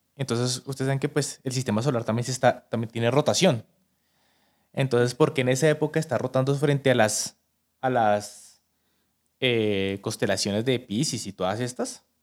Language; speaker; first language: Spanish; native; Spanish